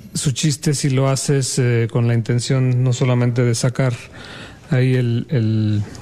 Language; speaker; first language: Spanish; native; Spanish